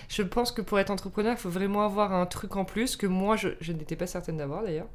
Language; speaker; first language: French; native; French